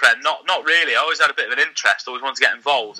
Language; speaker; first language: English; native; English